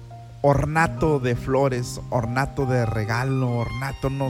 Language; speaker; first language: Spanish; native; Spanish